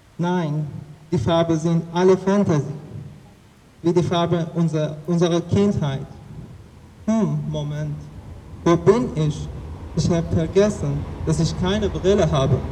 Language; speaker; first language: German; non-native, fluent; Persian